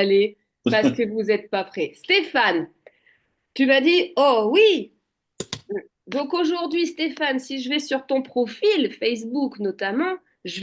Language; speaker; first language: French; native; French